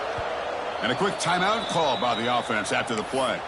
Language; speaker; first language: English; native; English